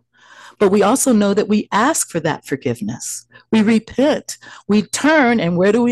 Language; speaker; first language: English; native; English